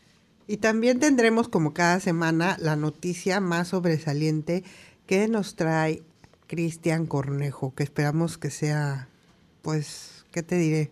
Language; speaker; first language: Spanish; native; Spanish